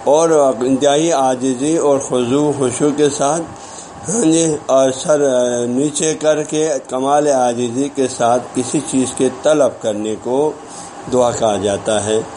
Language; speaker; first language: Urdu; non-native, local second language; Balti